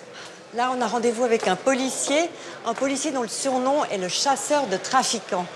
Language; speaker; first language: French; native; French